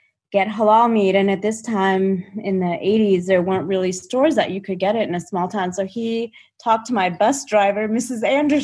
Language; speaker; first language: English; native; English